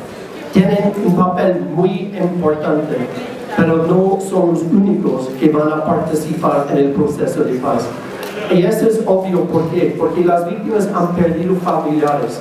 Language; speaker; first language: Spanish; non-native, learner; English